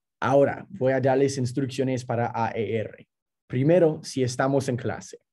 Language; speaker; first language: Spanish; non-native, fluent; English